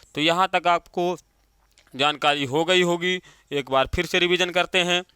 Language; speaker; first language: Hindi; native; Hindi